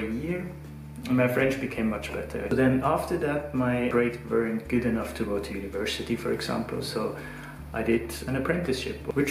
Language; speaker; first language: English; non-native, fluent; Swiss German